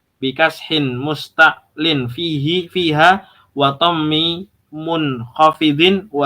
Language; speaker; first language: Arabic; non-native, learner; Indonesian